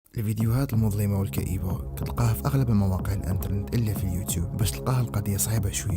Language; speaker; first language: Arabic; native; Arabic